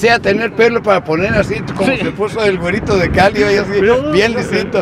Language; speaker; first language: Spanish; native; Spanish